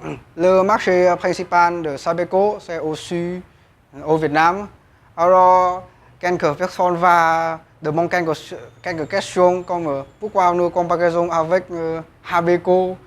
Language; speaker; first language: French; non-native, learner; Vietnamese